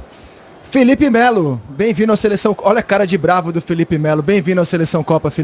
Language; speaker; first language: Portuguese; native; Portuguese